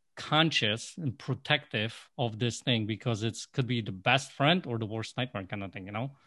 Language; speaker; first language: English; non-native, fluent; Polish